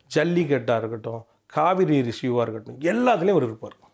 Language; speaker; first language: Tamil; native; Tamil